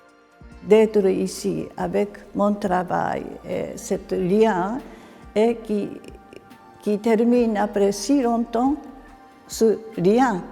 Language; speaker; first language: French; non-native, fluent; Japanese